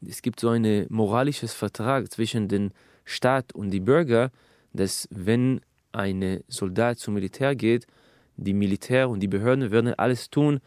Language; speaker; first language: German; non-native, fluent; Hebrew